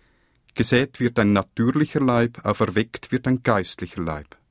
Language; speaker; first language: German; native; German